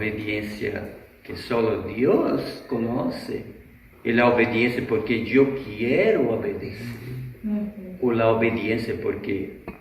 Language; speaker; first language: Spanish; non-native, fluent; Portuguese